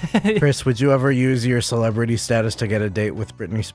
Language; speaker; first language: English; native; English